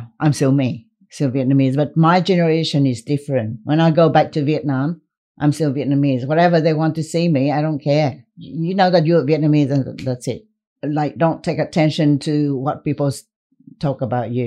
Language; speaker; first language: English; non-native, fluent; Vietnamese